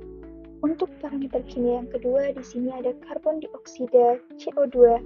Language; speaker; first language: Indonesian; native; Indonesian